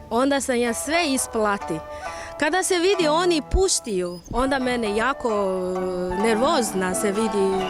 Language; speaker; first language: Bosnian; non-native, learner; Chinese